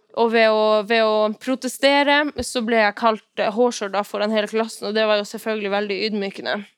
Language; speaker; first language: Norwegian; non-native, local second language; Northern Sami